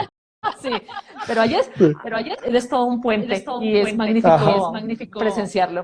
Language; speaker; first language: Spanish; native; Spanish